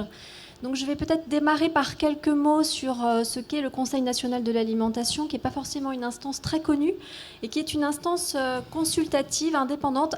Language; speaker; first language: French; native; French